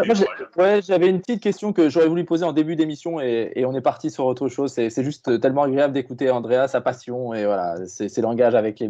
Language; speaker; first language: French; native; French